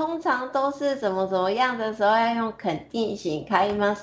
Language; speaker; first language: Chinese; non-native, fluent; Japanese